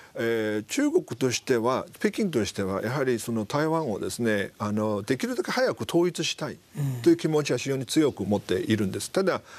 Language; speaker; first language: Japanese; non-native, fluent; Chinese